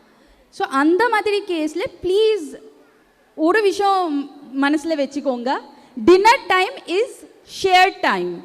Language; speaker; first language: Tamil; non-native, local second language; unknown